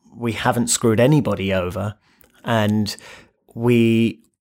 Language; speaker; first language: English; native; English